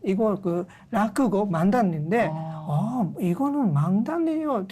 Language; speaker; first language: Korean; non-native, learner; Japanese